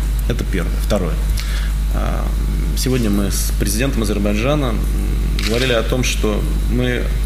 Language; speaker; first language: Russian; native; Russian